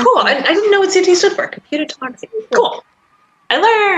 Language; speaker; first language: English; native; English